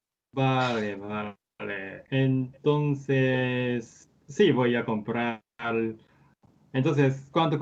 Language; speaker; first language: Spanish; non-native, learner; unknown